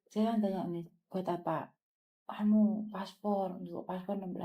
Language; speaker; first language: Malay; non-native, local second language; Javanese